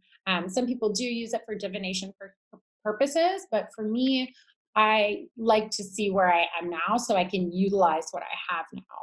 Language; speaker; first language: English; native; English